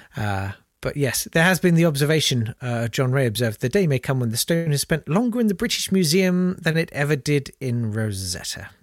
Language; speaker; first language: English; native; English